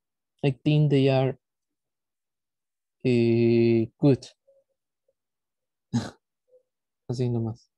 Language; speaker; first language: English; non-native, fluent; Spanish